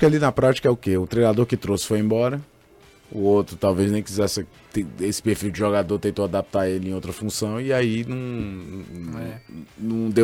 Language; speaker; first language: Portuguese; native; Portuguese